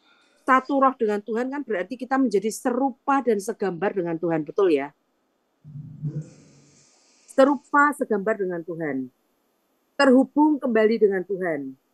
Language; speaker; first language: Indonesian; native; Indonesian